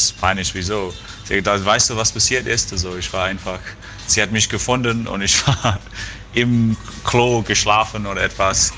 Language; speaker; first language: German; non-native, fluent; English